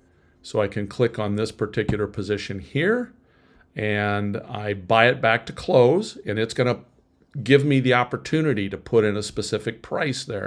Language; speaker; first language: English; native; English